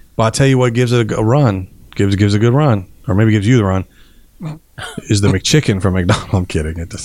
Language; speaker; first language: English; native; English